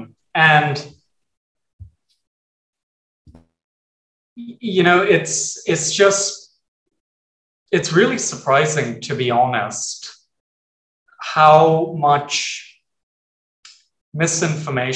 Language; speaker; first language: English; native; English